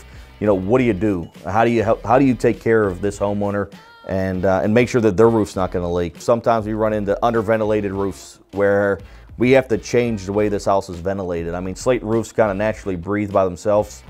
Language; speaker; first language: English; native; English